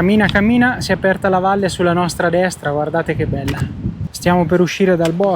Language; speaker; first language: Italian; native; Italian